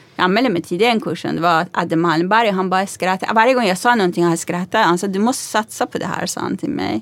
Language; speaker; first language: Swedish; non-native, fluent; Persian